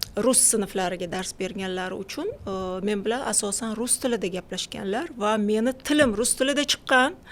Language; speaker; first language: Uzbek; non-native, local second language; Russian